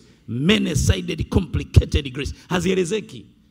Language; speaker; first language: English; non-native, local second language; Swahili